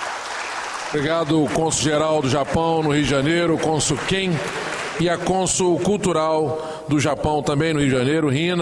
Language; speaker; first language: Portuguese; native; Portuguese